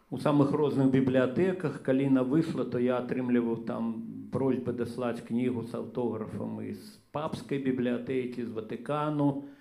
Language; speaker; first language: Belarusian; native; Belarusian